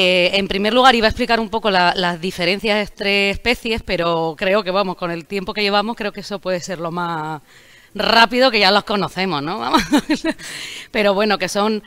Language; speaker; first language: Spanish; native; Spanish